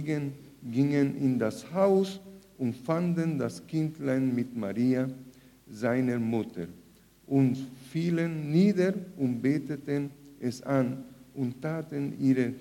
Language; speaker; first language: German; non-native, fluent; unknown